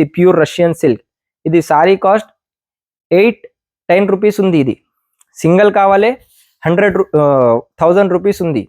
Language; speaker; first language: Telugu; non-native, local second language; Urdu